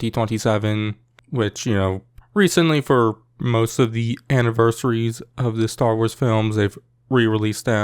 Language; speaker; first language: English; native; English